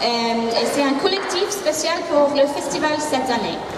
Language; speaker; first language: French; non-native, fluent; English